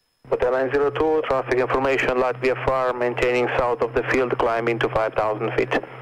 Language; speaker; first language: English; non-native, fluent; Italian